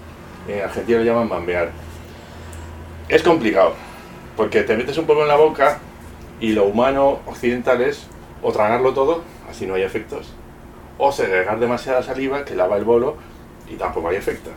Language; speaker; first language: Spanish; native; Spanish